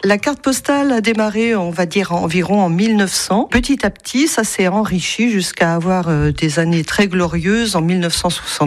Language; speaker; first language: French; native; French